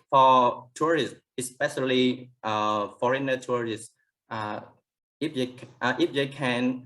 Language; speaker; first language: English; non-native, learner; Vietnamese